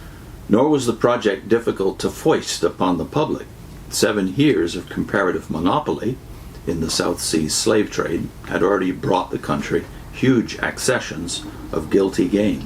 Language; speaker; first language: English; native; English